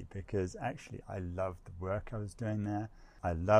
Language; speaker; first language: English; native; English